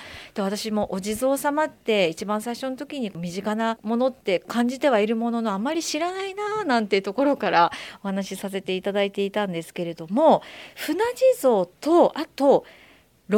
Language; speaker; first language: Japanese; native; Japanese